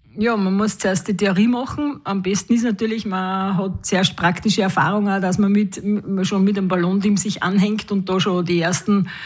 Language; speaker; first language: German; native; German